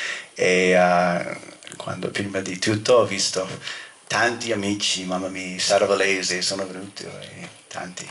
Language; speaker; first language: Italian; non-native, fluent; English